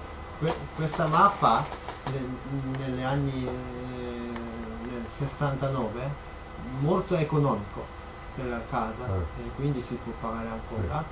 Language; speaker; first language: Italian; non-native, learner; Japanese